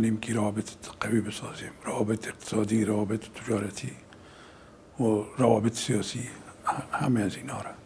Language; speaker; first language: Persian; native; Persian